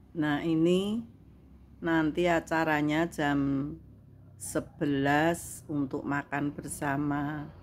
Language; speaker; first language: Indonesian; non-native, local second language; Javanese